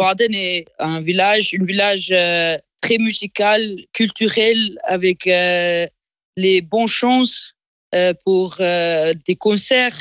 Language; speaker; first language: French; non-native, local second language; German